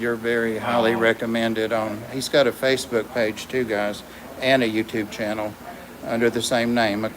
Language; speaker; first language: English; native; English